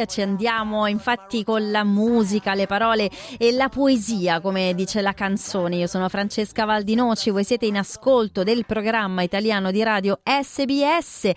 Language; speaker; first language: Italian; native; Italian